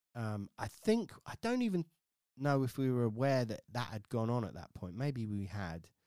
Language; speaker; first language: English; native; English